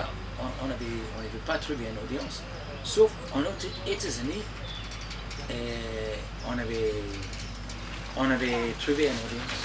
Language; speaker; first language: French; non-native, fluent; English